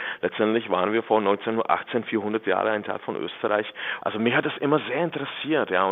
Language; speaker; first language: German; non-native, fluent; Czech